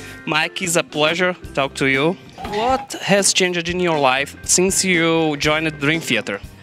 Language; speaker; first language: English; non-native, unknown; Portuguese